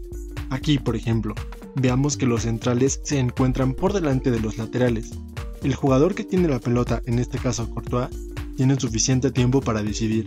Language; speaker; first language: Spanish; native; Spanish